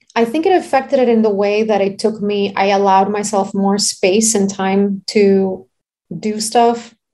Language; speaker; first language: English; non-native, fluent; Greek